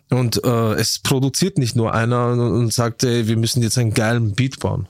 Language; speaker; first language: German; early bilingual, other home language; Turkish